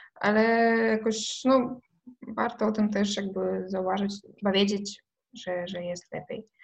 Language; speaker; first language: Polish; non-native, fluent; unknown